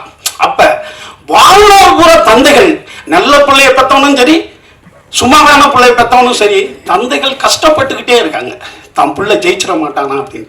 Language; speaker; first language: Tamil; native; Tamil